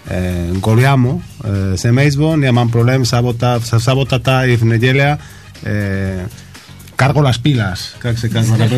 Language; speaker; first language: Bulgarian; non-native, learner; Spanish